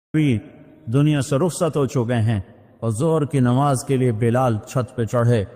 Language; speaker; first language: Urdu; non-native, local second language; Punjabi